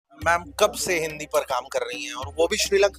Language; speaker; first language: Hindi; native; Hindi